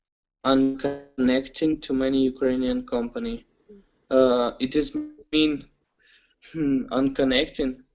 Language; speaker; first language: English; non-native, learner; Ukrainian